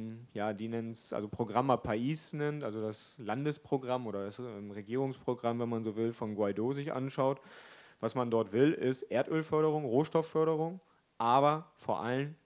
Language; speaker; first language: German; native; German